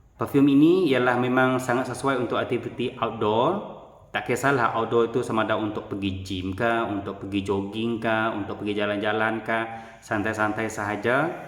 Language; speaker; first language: Malay; native; Malay